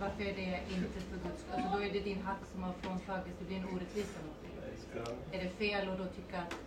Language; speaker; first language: Swedish; non-native, learner; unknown